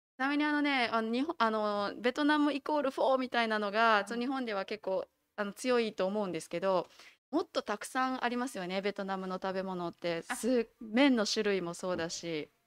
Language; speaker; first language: Japanese; native; Japanese